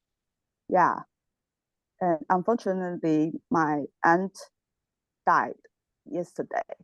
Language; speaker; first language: English; non-native, learner; Chinese